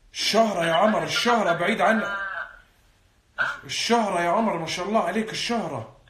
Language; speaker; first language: Arabic; native; Arabic